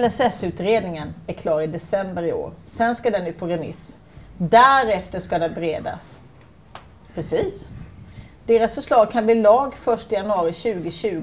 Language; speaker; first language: Swedish; native; Swedish